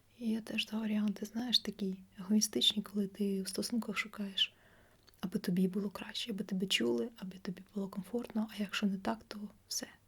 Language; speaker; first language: Ukrainian; non-native, local second language; Russian